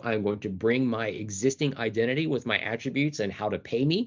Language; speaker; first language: English; native; English